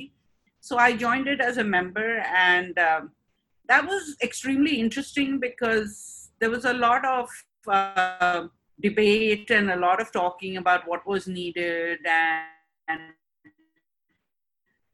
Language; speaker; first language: English; non-native, local second language; Urdu